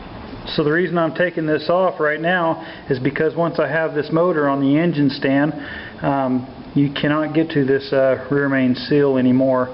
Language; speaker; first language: English; native; English